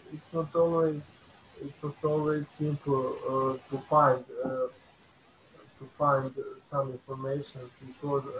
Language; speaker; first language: English; non-native, learner; Bosnian